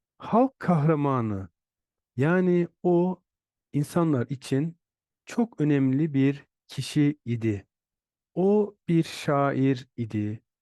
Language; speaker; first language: Turkish; native; Turkish